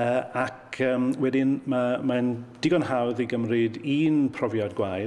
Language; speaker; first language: Welsh; native; Welsh